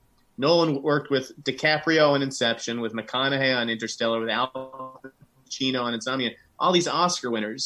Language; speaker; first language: English; native; English